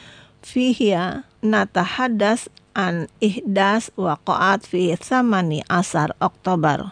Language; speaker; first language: Arabic; non-native, fluent; Indonesian